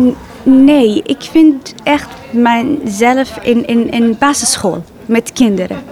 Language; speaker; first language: Dutch; non-native, learner; Arabic